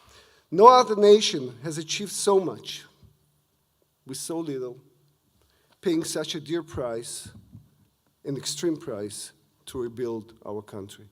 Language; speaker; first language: English; non-native, fluent; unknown